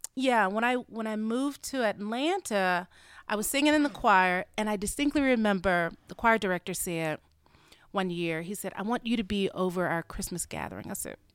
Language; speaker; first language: English; native; English